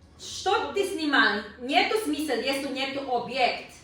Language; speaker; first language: Russian; non-native, learner; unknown